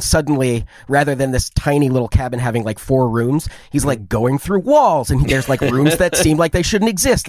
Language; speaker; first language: English; native; English